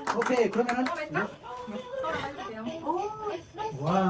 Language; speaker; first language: Korean; non-native, fluent; Nepali